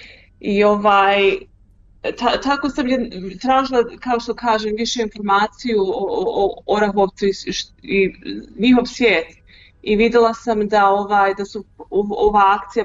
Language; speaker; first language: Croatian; early bilingual, heritage; Croatian